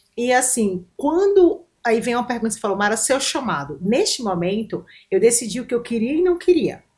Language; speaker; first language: Portuguese; native; Portuguese